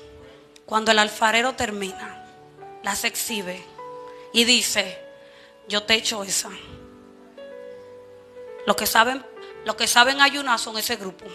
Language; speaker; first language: Spanish; native; Spanish